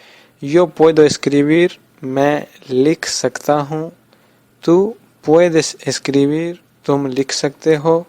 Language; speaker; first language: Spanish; non-native, fluent; Urdu